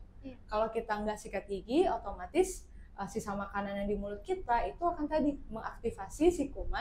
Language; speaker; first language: Indonesian; native; Indonesian